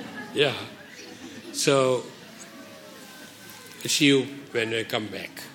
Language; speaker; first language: English; non-native, learner; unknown